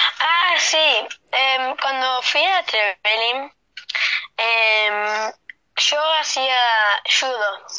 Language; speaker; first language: Spanish; early bilingual, heritage; Spanish